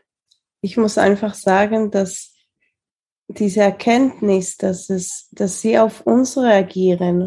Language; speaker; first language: German; early bilingual, heritage; Spanish